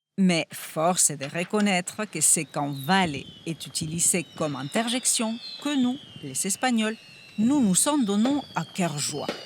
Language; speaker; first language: French; non-native, fluent; Spanish